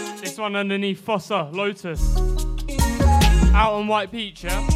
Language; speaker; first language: English; native; English